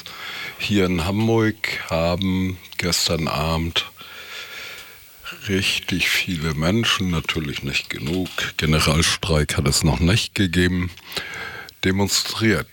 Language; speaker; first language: German; native; German